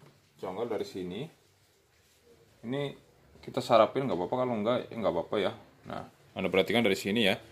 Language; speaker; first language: Indonesian; native; Indonesian